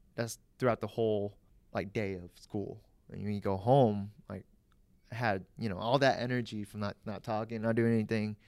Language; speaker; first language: English; early bilingual, other home language; Vietnamese